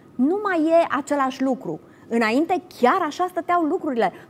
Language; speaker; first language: Romanian; native; Romanian